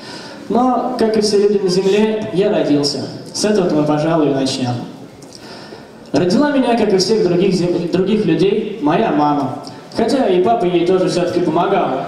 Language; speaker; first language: Russian; native; Russian